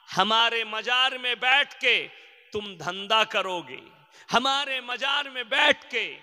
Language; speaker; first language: Hindi; non-native, local second language; Bangla